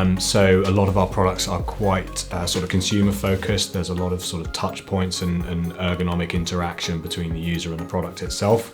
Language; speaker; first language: English; native; English